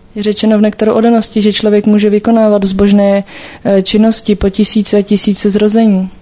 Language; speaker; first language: Czech; native; Czech